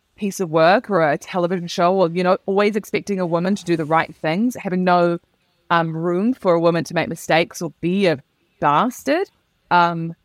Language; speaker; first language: English; native; English